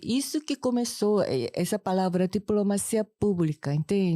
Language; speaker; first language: Portuguese; non-native, fluent; Korean